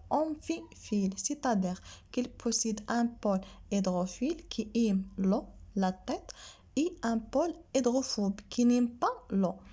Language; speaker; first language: French; non-native, local second language; Arabic